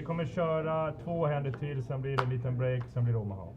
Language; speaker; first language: Swedish; native; Swedish